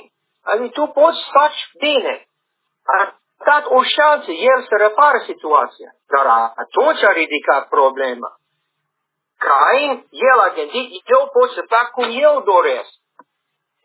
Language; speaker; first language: Romanian; non-native, learner; English